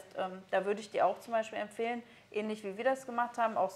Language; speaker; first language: German; native; German